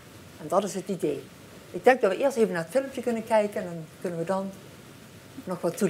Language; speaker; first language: Dutch; native; Dutch